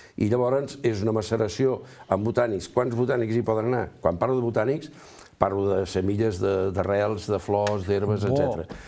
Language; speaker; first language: Catalan; native; Catalan